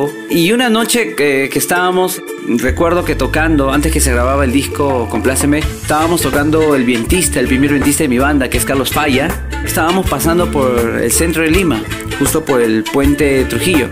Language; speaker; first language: Spanish; native; Spanish